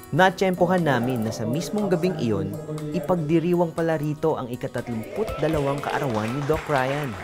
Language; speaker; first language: Filipino; native; Filipino